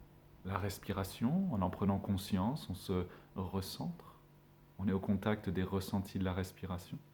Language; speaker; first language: French; native; French